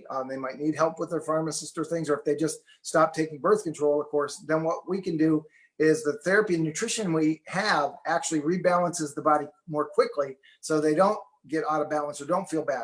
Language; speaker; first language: English; native; English